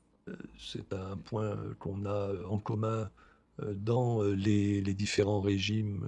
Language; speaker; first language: French; native; French